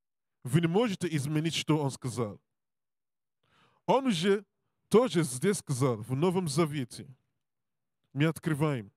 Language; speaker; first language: Russian; non-native, learner; English